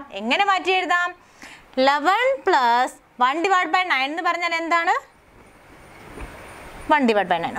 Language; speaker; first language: Malayalam; native; Malayalam